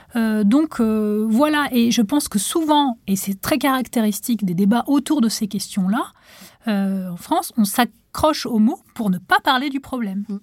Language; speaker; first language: French; non-native, local second language; Arabic